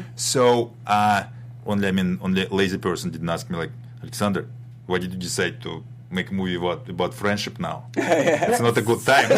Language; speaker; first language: English; non-native, fluent; Russian